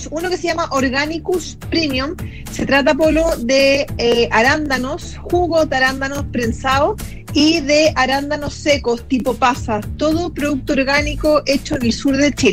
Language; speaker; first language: Spanish; native; Spanish